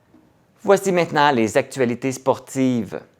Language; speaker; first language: French; native; French